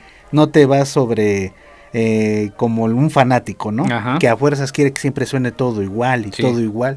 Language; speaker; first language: Spanish; native; Spanish